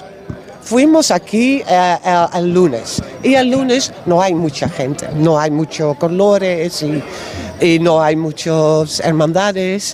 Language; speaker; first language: Spanish; non-native, learner; Dutch